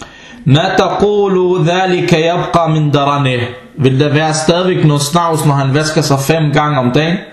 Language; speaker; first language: Danish; non-native, fluent; Arabic